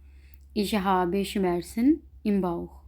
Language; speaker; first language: German; non-native, fluent; Urdu